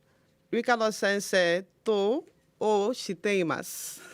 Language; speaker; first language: Japanese; non-native, learner; Igbo